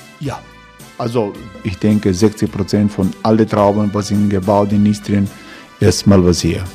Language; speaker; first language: German; non-native, learner; Croatian